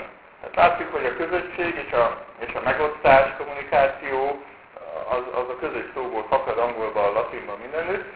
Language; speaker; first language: Hungarian; native; Hungarian